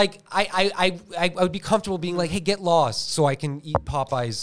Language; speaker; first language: English; native; English